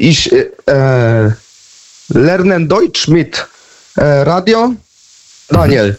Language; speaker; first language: German; non-native, learner; Polish